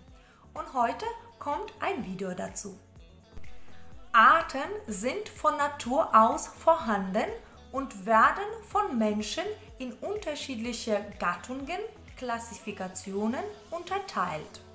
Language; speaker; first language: German; non-native, fluent; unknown